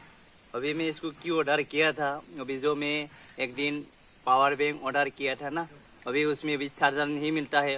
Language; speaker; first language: Hindi; non-native, local second language; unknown